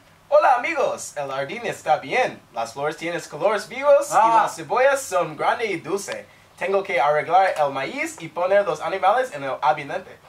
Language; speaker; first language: Spanish; non-native, learner; English